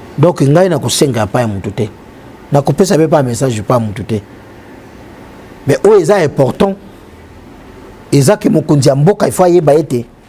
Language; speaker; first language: Lingala; non-native, local second language; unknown